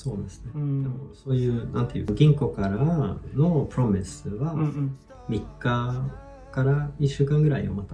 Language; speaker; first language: Japanese; non-native, learner; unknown